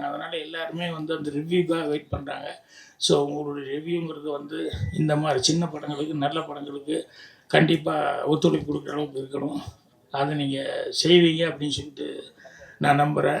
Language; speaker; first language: Tamil; native; Tamil